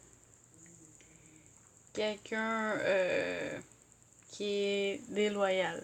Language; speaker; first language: French; native; French